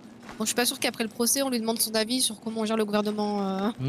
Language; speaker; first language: French; native; French